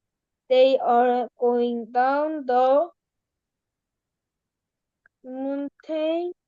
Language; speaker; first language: English; non-native, learner; Korean